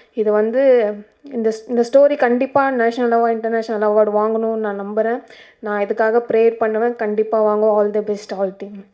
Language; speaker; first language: Tamil; native; Tamil